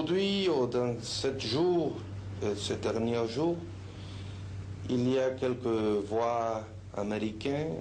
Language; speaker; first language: French; non-native, learner; Spanish